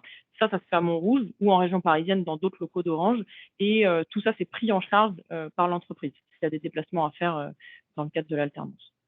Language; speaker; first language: French; native; French